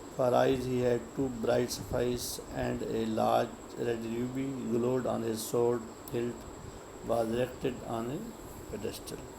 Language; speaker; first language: English; non-native, local second language; Urdu